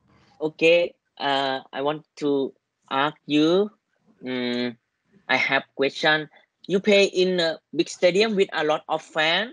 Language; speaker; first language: English; non-native, learner; Thai